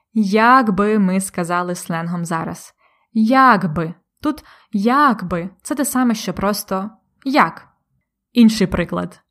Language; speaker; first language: Ukrainian; native; Ukrainian